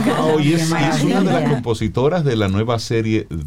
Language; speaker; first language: Spanish; native; Spanish